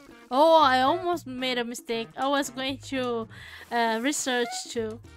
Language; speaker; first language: English; non-native, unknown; Portuguese